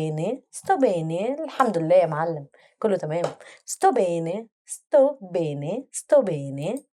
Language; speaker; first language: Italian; non-native, learner; Arabic